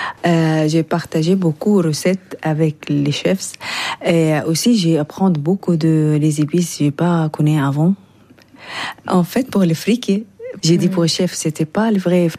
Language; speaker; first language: French; non-native, learner; Arabic